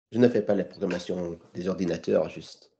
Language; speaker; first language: French; non-native, learner; English